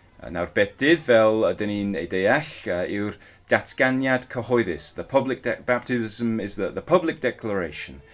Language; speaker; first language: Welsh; non-native, local second language; English